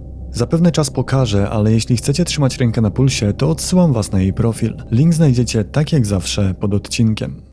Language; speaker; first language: Polish; native; Polish